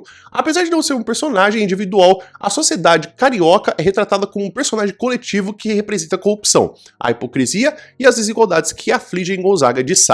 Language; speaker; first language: Portuguese; native; Portuguese